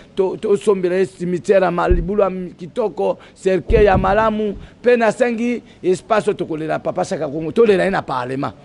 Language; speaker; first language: Lingala; non-native, local second language; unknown